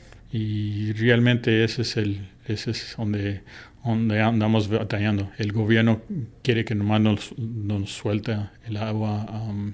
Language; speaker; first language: Spanish; early bilingual, other home language; English